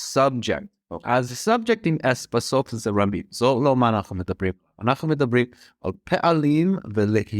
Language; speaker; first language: Hebrew; non-native, fluent; English